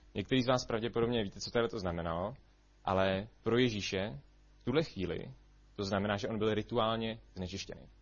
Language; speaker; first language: Czech; native; Czech